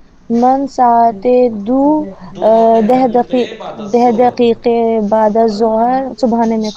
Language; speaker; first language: Persian; non-native, learner; Urdu